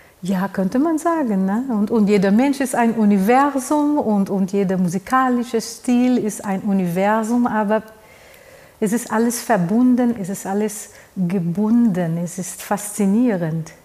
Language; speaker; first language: German; non-native, fluent; Portuguese